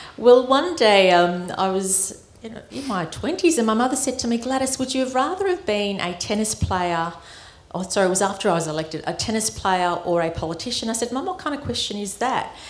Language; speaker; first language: English; early bilingual, other home language; Armenian